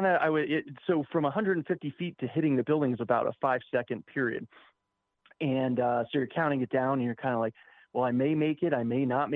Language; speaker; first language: English; native; English